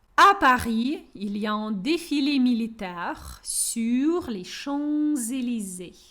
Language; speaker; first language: French; non-native, fluent; Ukrainian